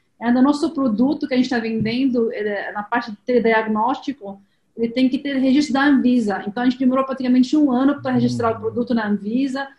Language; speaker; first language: Portuguese; non-native, fluent; Arabic